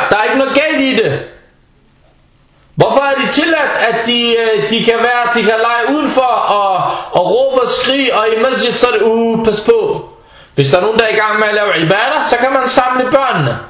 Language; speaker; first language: Danish; early bilingual, other home language; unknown